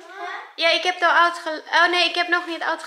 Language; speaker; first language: Dutch; non-native, learner; Indonesian